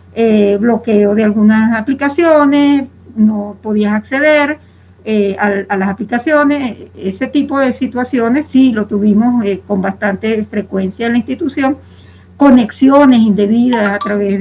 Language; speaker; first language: Spanish; native; Spanish